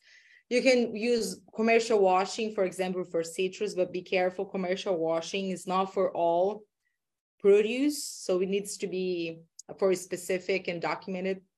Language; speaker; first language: English; non-native, fluent; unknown